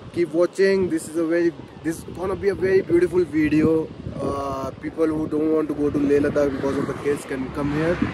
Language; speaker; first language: English; non-native, local second language; Hindi